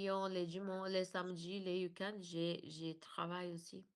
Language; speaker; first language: French; non-native, learner; Portuguese